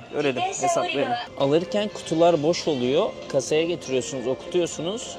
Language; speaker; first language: Turkish; native; Turkish